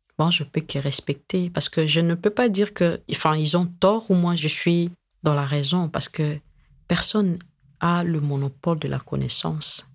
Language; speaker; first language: French; non-native, local second language; Lingala